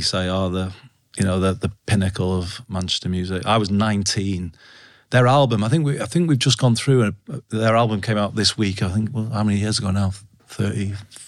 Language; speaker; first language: English; native; English